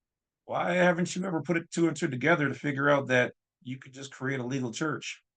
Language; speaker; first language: English; native; English